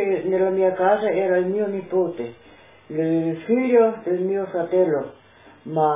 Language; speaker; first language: Italian; non-native, local second language; Slovenian